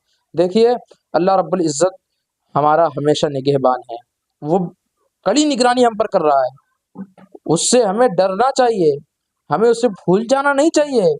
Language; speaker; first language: Urdu; native; Urdu